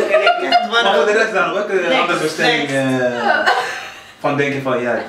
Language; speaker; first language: Dutch; early bilingual, other home language; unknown